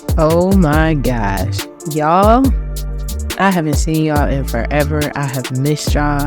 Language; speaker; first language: English; native; English